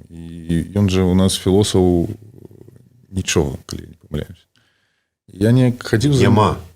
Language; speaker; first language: Belarusian; non-native, local second language; Russian